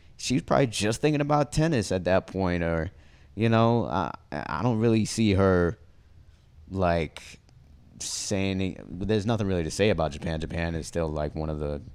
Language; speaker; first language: English; early bilingual, other home language; Haitian Creole